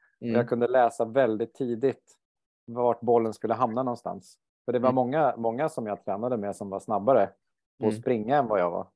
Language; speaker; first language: Swedish; native; Swedish